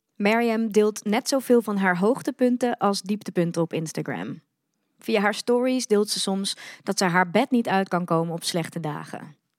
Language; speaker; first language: Dutch; early bilingual, other home language; Arabic